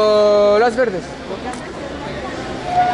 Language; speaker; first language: Spanish; non-native, learner; French